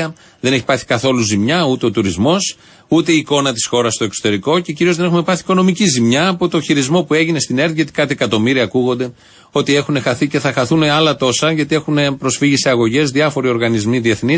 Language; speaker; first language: Greek; native; Greek